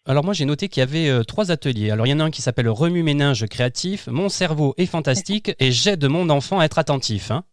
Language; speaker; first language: French; native; French